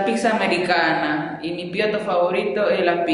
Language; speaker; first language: Italian; non-native, learner; Spanish